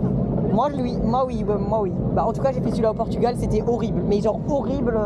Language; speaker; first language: French; native; French